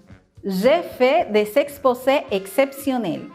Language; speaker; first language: French; non-native, fluent; Spanish